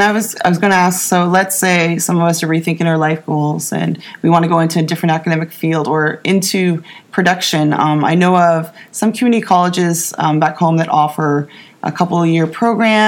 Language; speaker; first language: English; native; English